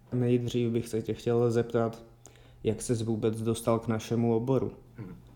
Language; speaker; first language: Czech; native; Czech